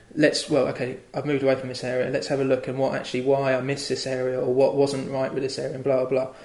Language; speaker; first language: English; native; English